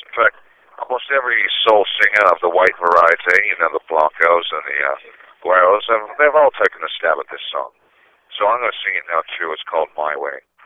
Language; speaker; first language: English; native; English